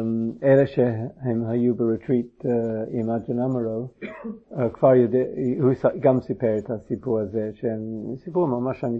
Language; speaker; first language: Hebrew; non-native, fluent; English